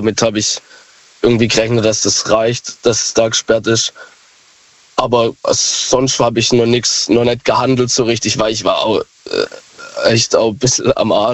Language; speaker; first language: German; native; German